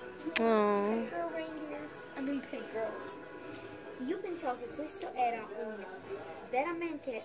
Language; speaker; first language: Italian; early bilingual, heritage; English